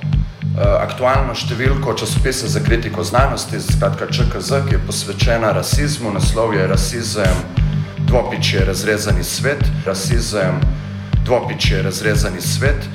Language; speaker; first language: Slovenian; native; Slovenian